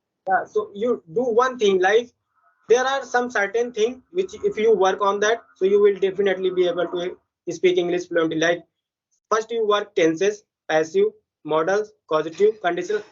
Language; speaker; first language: English; non-native, local second language; Hindi